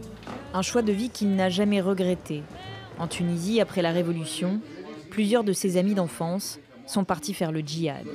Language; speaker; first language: French; native; French